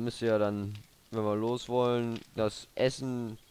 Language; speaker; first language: German; native; German